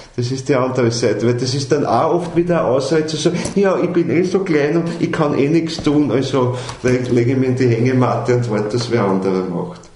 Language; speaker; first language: German; native; German